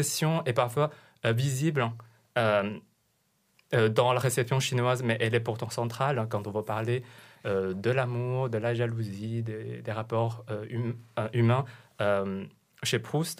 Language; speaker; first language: French; non-native, fluent; Chinese